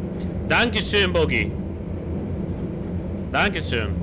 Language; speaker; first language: German; non-native, learner; Hungarian